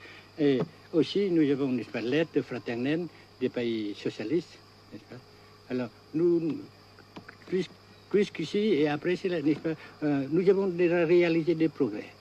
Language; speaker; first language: French; non-native, local second language; Vietnamese